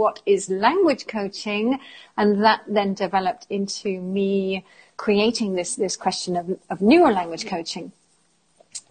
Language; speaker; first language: English; native; English